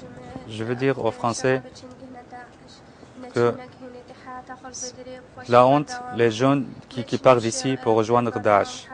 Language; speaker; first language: French; non-native, learner; Kurdish